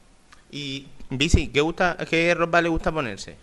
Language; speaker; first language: Spanish; native; Spanish